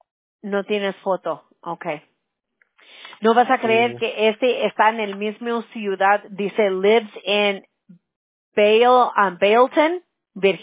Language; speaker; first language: Spanish; early bilingual, heritage; English